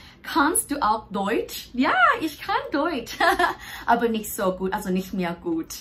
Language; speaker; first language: German; non-native, learner; Thai